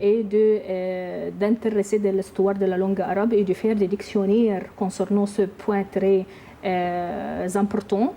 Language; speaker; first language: French; non-native, learner; Arabic